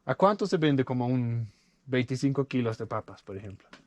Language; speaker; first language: Spanish; non-native, learner; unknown